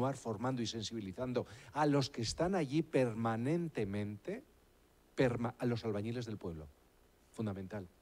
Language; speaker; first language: Spanish; native; Spanish